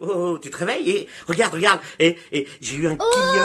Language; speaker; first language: French; native; French